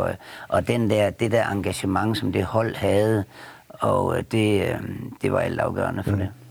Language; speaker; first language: Danish; native; Danish